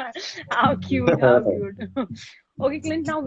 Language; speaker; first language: English; non-native, local second language; Hindi